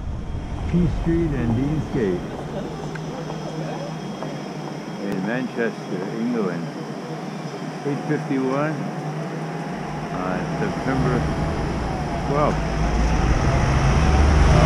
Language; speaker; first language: English; native; English